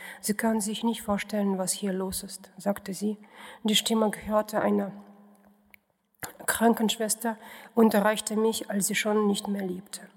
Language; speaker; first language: German; non-native, fluent; Russian